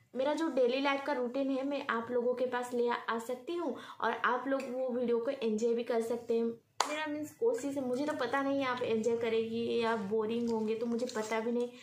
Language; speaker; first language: Hindi; non-native, local second language; Odia